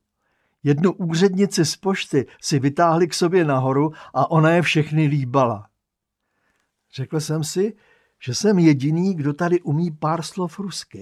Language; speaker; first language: Czech; native; Czech